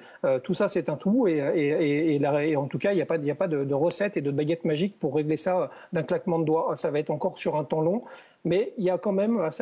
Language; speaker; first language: French; native; French